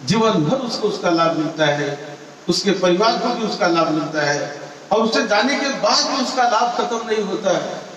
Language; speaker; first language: Hindi; non-native, local second language; Marathi